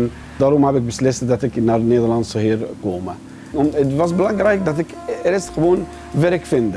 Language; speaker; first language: Dutch; non-native, fluent; Arabic